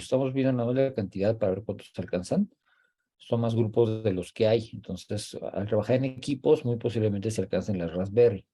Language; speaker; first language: Spanish; native; Spanish